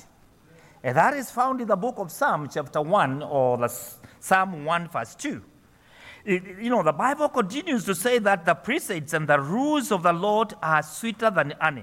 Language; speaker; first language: English; non-native, local second language; Kikuyu